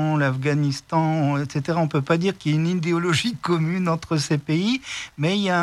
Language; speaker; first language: French; native; French